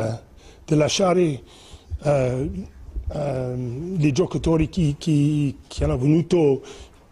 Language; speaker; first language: Italian; non-native, fluent; English